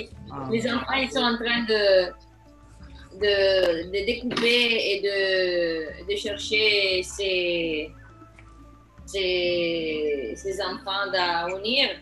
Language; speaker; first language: French; non-native, fluent; Italian